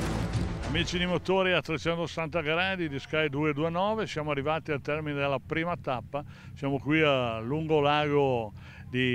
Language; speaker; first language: Italian; native; Italian